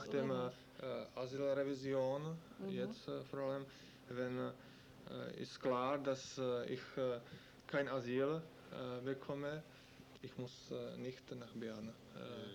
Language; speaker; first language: German; non-native, learner; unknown